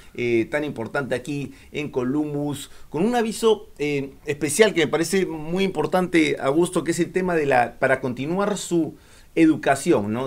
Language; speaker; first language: Spanish; native; Spanish